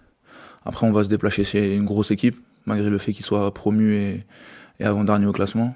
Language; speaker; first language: French; native; French